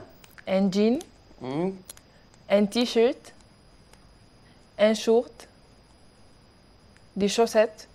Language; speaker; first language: French; non-native, learner; Arabic